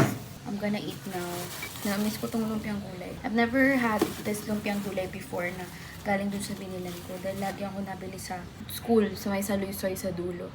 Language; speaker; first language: Filipino; native; Filipino